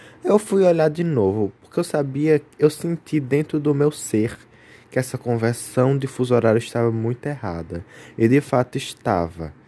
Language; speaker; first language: Portuguese; native; Portuguese